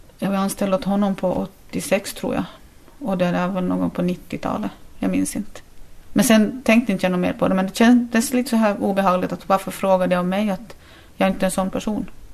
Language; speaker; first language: Swedish; native; Swedish